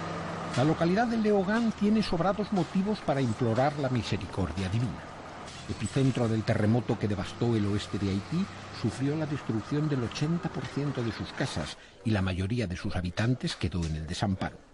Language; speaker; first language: Spanish; native; Spanish